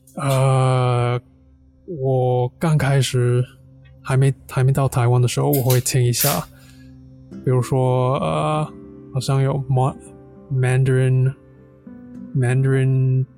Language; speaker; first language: Chinese; non-native, fluent; English